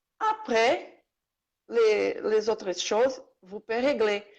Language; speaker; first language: French; non-native, learner; Portuguese